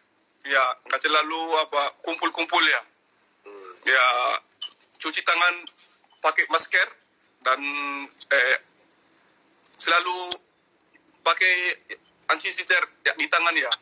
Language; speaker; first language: Indonesian; non-native, learner; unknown